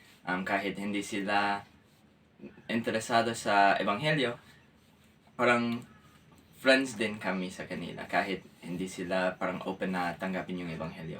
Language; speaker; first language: Filipino; non-native, fluent; English